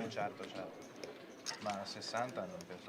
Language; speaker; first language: Italian; native; Italian